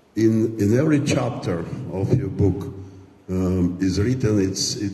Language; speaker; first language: English; non-native, fluent; Ukrainian